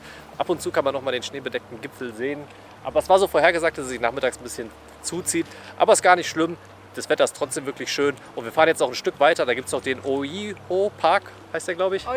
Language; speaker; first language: German; native; German